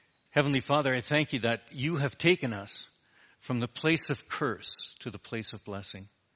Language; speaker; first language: English; native; English